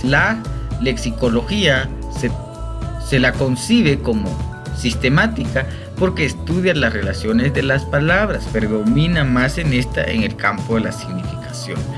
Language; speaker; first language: Spanish; non-native, local second language; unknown